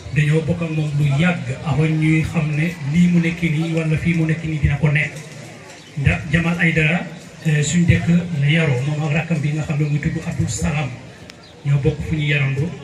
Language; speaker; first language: Wolof; non-native, fluent; Fula